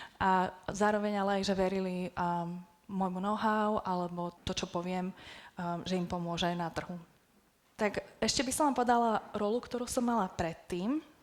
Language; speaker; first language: Slovak; native; Slovak